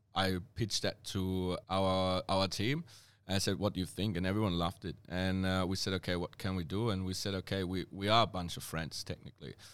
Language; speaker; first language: English; non-native, fluent; German